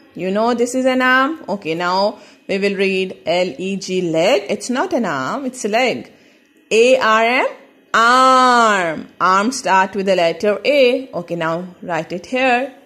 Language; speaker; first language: English; non-native, local second language; Urdu